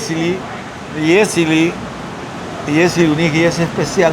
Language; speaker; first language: Russian; non-native, learner; Spanish